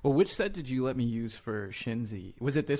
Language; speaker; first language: English; native; English